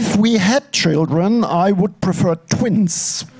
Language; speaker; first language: English; non-native, fluent; German